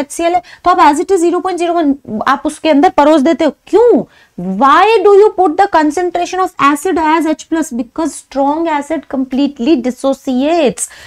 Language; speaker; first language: Hindi; native; Hindi